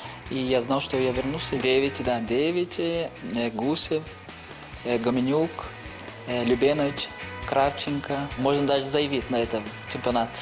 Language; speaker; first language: Russian; non-native, fluent; Portuguese